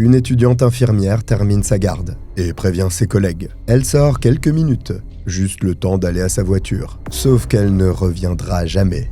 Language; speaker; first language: French; native; French